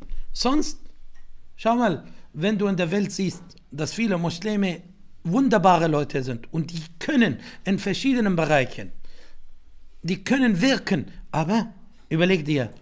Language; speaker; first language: German; non-native, fluent; Arabic